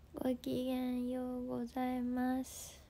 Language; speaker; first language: Japanese; native; Japanese